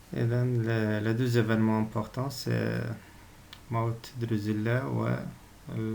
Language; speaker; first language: French; non-native, local second language; Arabic